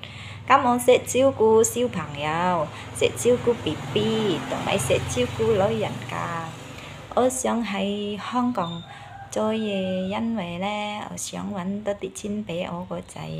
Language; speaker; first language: Cantonese; non-native, learner; Indonesian